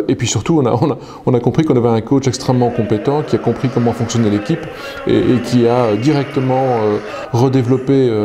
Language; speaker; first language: French; native; French